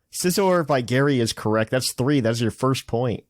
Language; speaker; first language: English; native; English